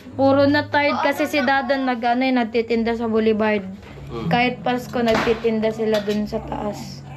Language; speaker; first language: Filipino; non-native, local second language; Bikol